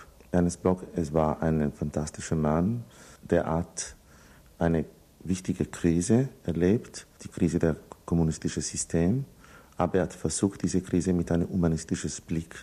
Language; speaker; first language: German; non-native, fluent; Italian